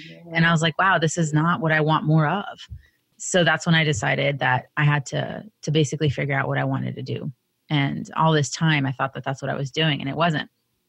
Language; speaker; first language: English; native; English